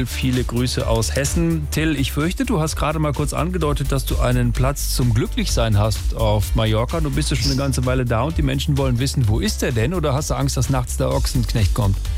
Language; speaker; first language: German; native; German